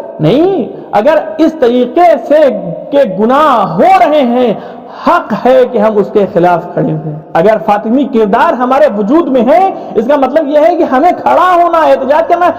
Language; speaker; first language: Urdu; native; Urdu